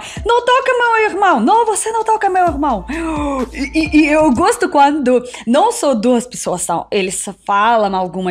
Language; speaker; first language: Portuguese; non-native, learner; Russian